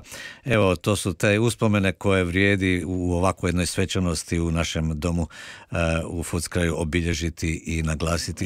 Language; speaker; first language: Croatian; native; Croatian